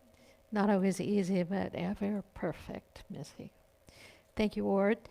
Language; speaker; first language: English; native; English